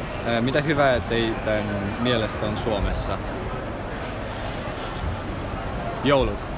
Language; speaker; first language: Finnish; non-native, learner; Estonian